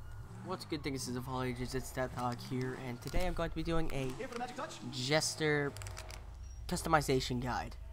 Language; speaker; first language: English; native; English